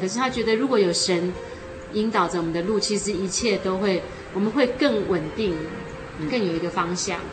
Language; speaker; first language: Chinese; native; Chinese